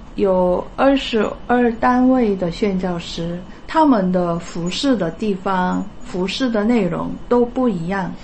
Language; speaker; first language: Chinese; non-native, fluent; Korean